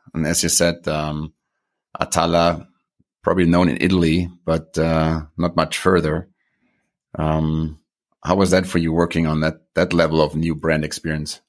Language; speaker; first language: English; non-native, fluent; German